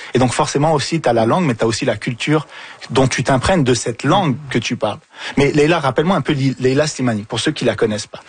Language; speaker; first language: French; early bilingual, other home language; Arabic